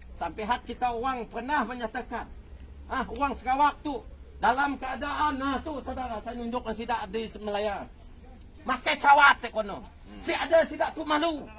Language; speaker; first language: Malay; native; Malay